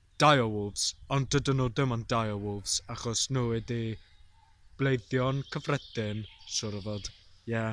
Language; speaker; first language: Welsh; non-native, local second language; English